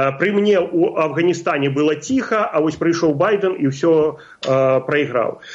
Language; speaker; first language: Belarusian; non-native, local second language; Russian